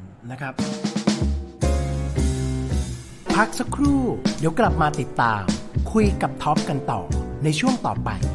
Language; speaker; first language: Thai; native; Thai